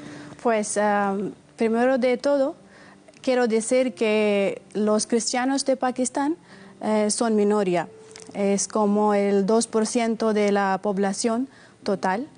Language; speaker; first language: Spanish; non-native, fluent; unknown